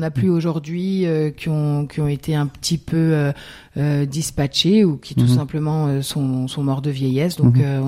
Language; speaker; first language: French; native; French